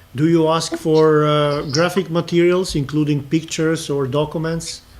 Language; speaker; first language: English; non-native, fluent; Albanian